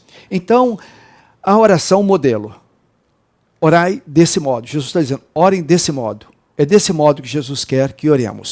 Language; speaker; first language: Portuguese; native; Portuguese